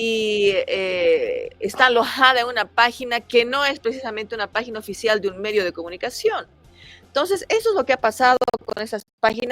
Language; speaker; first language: Spanish; native; Spanish